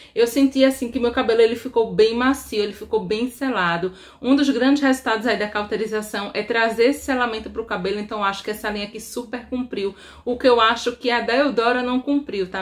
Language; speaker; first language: Portuguese; native; Portuguese